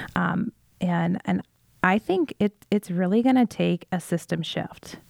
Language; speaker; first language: English; native; English